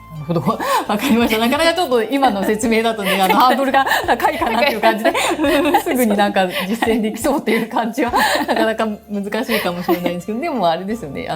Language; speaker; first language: Japanese; native; Japanese